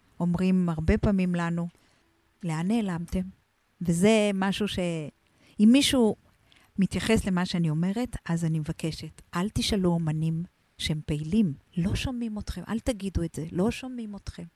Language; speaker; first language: Hebrew; native; Hebrew